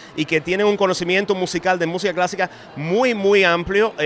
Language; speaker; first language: Spanish; native; Spanish